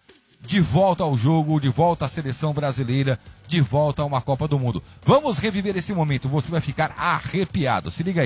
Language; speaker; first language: Portuguese; native; Portuguese